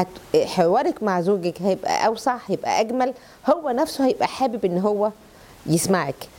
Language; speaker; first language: Arabic; native; Arabic